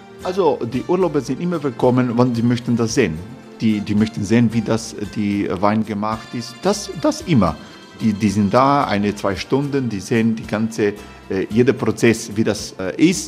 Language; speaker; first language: German; non-native, fluent; Croatian